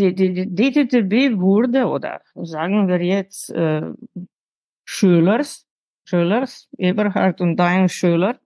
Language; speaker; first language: German; non-native, fluent; Slovenian